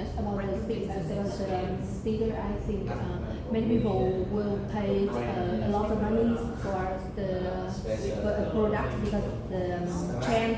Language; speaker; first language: English; non-native, learner; Vietnamese